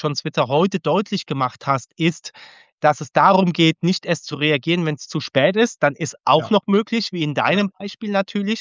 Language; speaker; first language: German; native; German